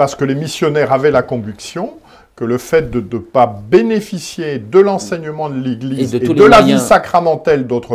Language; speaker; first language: French; native; French